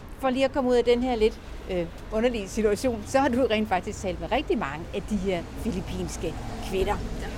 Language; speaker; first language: Danish; native; Danish